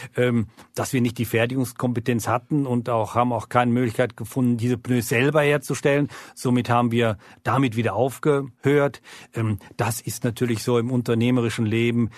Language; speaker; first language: German; native; German